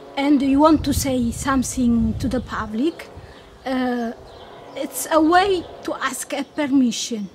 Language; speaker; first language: English; non-native, fluent; Tigrinya